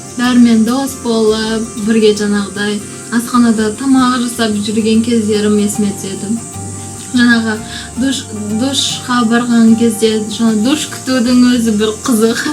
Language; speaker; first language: Kazakh; native; Kazakh